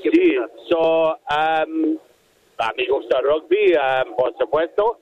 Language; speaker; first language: Spanish; non-native, learner; English